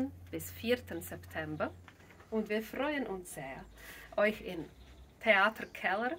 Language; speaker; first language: German; non-native, fluent; Czech